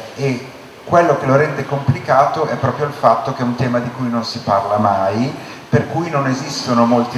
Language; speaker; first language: Italian; native; Italian